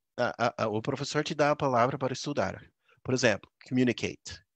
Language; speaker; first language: Portuguese; non-native, fluent; English